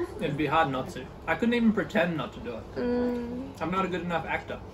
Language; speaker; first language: English; native; English